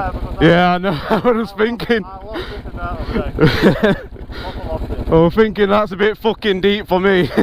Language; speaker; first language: English; native; English